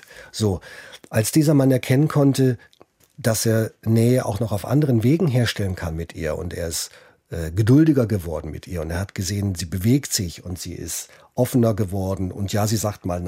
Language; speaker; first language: German; native; German